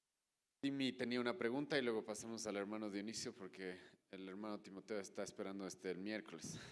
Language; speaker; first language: Spanish; native; Spanish